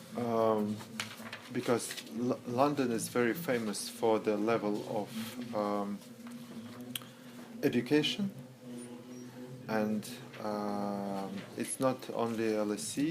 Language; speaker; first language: English; non-native, learner; Russian